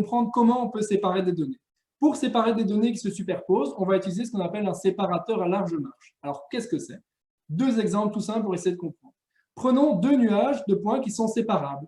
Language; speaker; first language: French; native; French